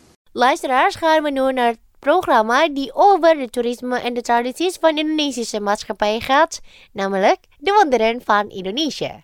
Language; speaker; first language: Dutch; non-native, fluent; Indonesian